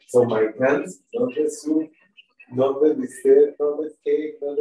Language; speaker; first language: English; non-native, fluent; Spanish